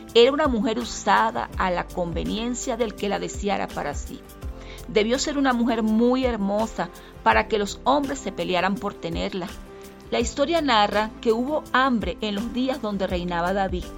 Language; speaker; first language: Spanish; native; Spanish